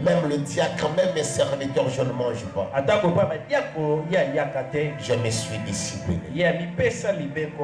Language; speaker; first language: French; non-native, local second language; Lingala